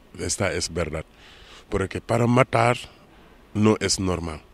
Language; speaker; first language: Spanish; non-native, learner; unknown